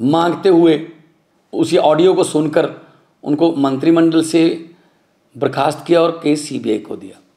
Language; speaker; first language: Hindi; non-native, local second language; Punjabi